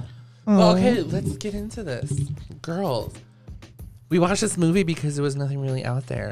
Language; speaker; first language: English; native; English